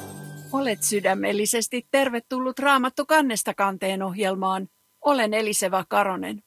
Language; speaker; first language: Finnish; native; Finnish